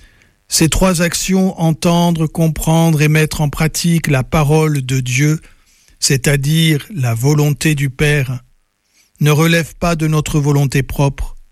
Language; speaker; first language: French; native; French